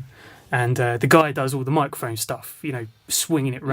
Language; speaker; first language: English; native; English